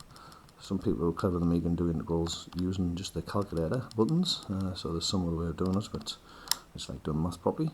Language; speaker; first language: English; native; English